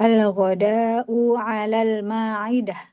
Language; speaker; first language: Arabic; non-native, learner; Indonesian